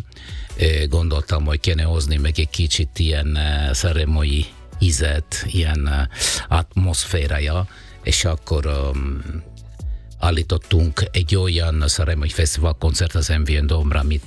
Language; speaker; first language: Hungarian; non-native, fluent; Italian